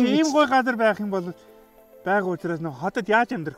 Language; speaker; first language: Mongolian; non-native, fluent; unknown